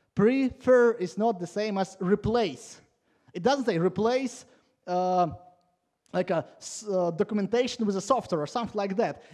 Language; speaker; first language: English; non-native, fluent; Latvian